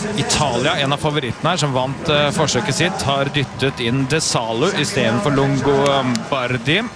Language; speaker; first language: Norwegian; native; Norwegian